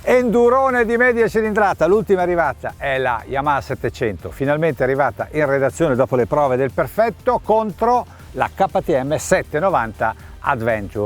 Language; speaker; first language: Italian; native; Italian